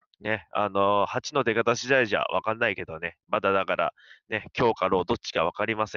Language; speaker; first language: Japanese; native; Japanese